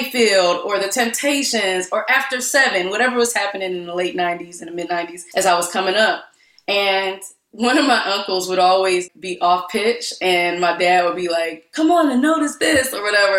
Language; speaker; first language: English; native; English